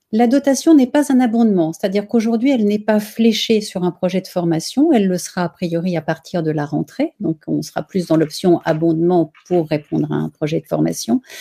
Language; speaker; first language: French; native; French